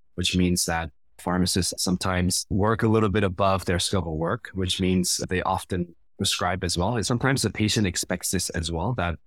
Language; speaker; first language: English; non-native, fluent; Khmer